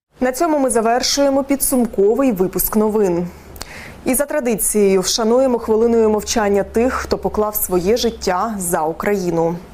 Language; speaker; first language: Ukrainian; native; Ukrainian